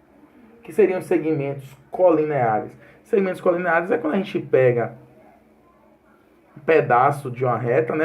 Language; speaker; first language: Portuguese; native; Portuguese